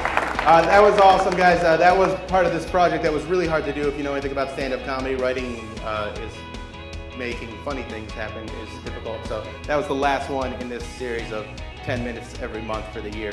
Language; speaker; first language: English; native; English